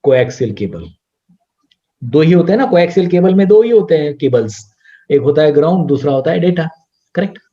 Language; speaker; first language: Hindi; non-native, local second language; Marathi